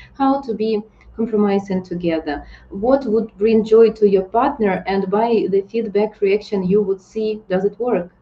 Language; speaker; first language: English; non-native, fluent; Ukrainian